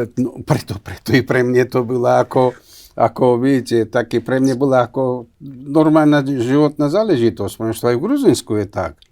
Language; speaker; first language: Slovak; non-native, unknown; Georgian